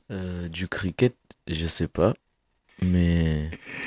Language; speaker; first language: French; non-native, fluent; Kabuverdianu